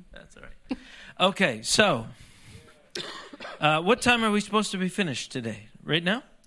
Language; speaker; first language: English; native; English